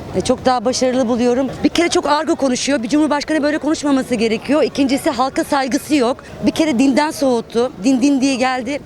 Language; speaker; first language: Turkish; native; Turkish